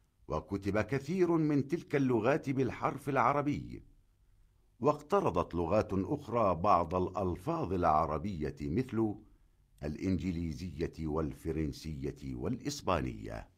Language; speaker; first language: Arabic; non-native, learner; Indonesian